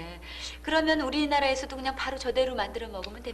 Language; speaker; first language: Korean; native; Korean